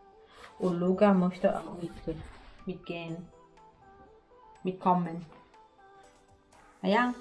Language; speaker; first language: German; non-native, learner; Thai